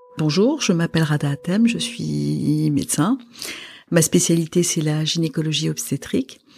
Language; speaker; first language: French; non-native, local second language; Arabic